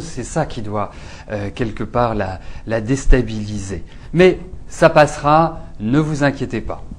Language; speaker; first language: French; native; French